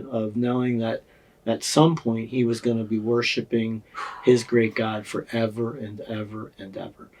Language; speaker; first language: English; native; English